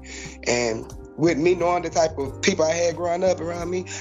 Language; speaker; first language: English; native; English